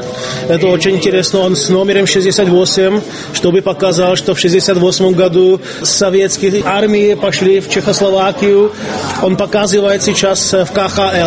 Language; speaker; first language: Russian; non-native, fluent; Czech